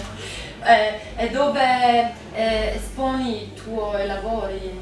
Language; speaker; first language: Italian; non-native, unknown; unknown